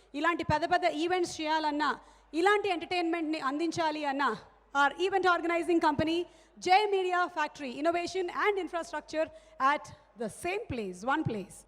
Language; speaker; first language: Telugu; native; Telugu